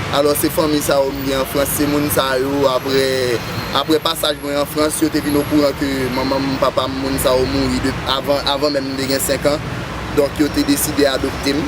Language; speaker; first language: French; non-native, learner; Haitian Creole